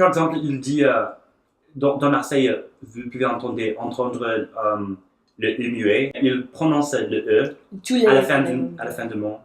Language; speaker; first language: French; non-native, learner; English